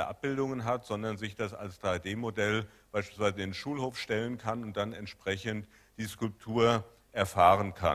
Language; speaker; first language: German; native; German